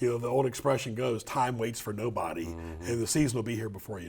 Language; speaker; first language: English; native; English